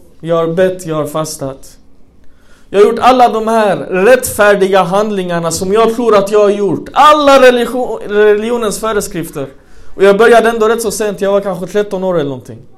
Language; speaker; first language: Swedish; non-native, fluent; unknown